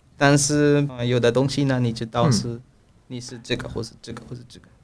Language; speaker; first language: Chinese; non-native, learner; Spanish